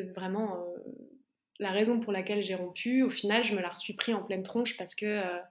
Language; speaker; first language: French; native; French